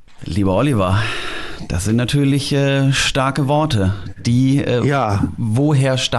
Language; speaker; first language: German; native; German